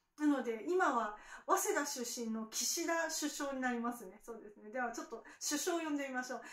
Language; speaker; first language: Japanese; native; Japanese